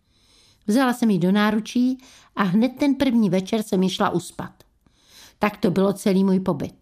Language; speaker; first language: Czech; native; Czech